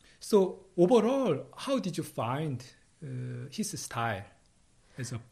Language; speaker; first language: English; non-native, fluent; Korean